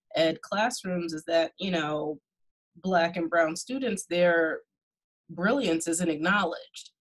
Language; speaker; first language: English; native; English